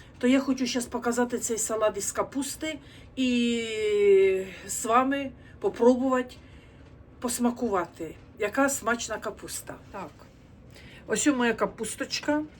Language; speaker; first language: Ukrainian; non-native, local second language; Russian